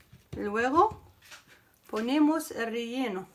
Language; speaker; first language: Spanish; non-native, fluent; Arabic